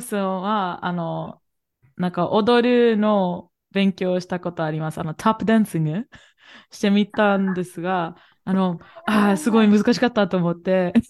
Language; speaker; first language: Japanese; non-native, fluent; English